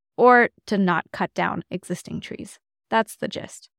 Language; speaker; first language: English; native; English